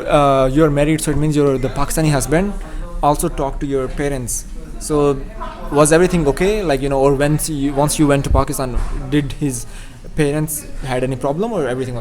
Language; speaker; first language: English; non-native, local second language; Urdu